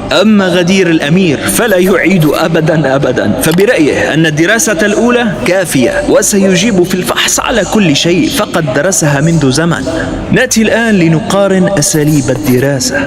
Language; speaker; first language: Arabic; native; Arabic